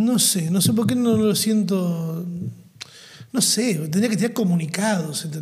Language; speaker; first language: Spanish; native; Spanish